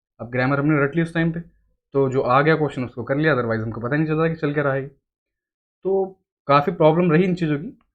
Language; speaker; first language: Hindi; native; Hindi